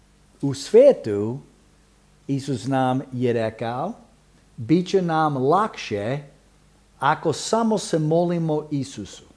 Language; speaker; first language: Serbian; early bilingual, heritage; Serbian